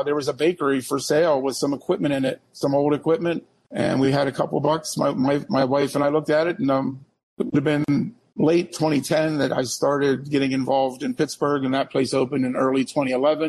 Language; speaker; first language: English; native; English